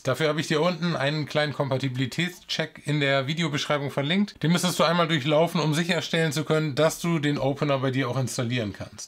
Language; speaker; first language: German; native; German